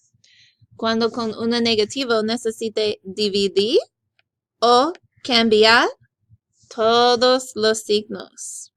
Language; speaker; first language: Spanish; non-native, learner; English